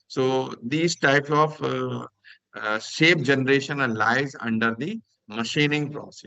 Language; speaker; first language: English; non-native, local second language; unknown